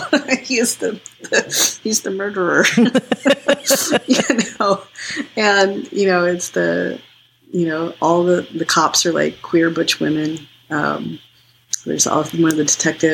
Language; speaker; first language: English; native; English